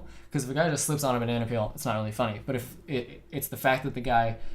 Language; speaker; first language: English; native; English